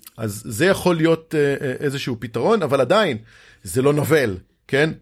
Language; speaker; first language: Hebrew; native; Hebrew